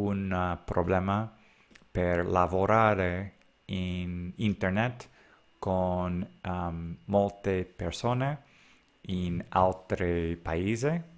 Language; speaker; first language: Italian; non-native, learner; English